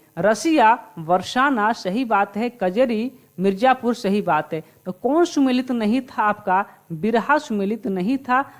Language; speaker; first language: Hindi; native; Hindi